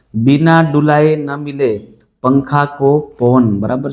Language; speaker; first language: Hindi; non-native, local second language; Gujarati